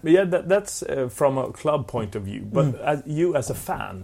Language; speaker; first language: English; non-native, fluent; Swedish